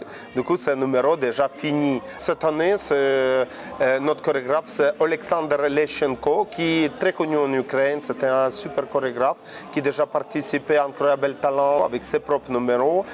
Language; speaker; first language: French; non-native, fluent; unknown